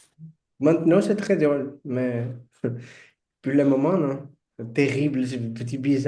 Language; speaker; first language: French; non-native, learner; Portuguese